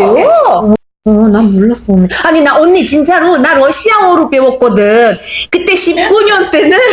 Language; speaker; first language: Korean; non-native, fluent; Uzbek